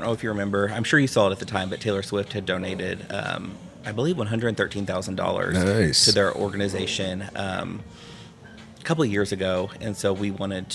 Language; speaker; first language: English; native; English